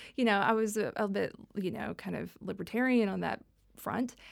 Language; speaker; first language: English; native; English